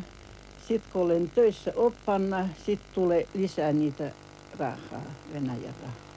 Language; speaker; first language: Finnish; early bilingual, heritage; Finnish